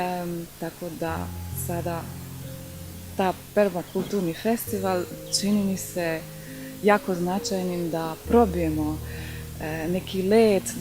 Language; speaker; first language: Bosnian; early bilingual, heritage; Bosnian